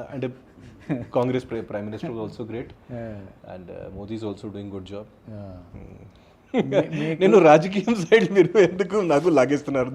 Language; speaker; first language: Telugu; non-native, fluent; Hindi